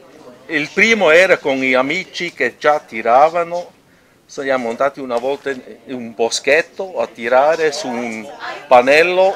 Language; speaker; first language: Italian; non-native, local second language; German